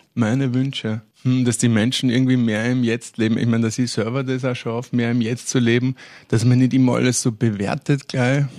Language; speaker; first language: German; native; German